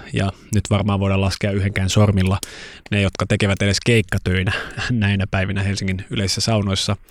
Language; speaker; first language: Finnish; native; Finnish